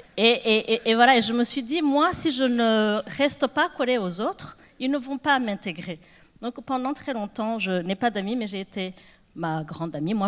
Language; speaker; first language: French; non-native, local second language; Kinyarwanda